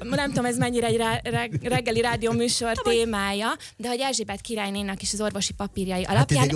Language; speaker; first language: Hungarian; native; Hungarian